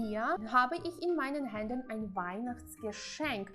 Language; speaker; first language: German; non-native, fluent; Ukrainian